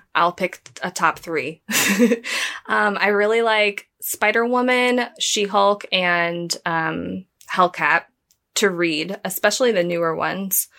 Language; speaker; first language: English; native; English